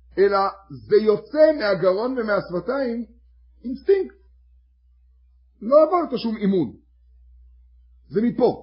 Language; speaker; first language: Hebrew; native; Hebrew